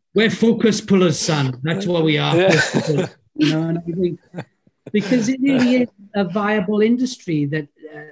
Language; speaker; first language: English; native; English